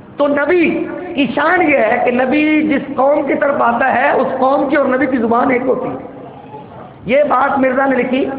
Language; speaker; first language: Urdu; non-native, local second language; Punjabi